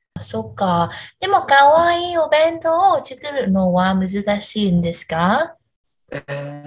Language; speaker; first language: Japanese; non-native, learner; Vietnamese